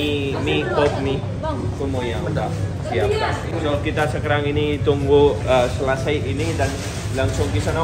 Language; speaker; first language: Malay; non-native, learner; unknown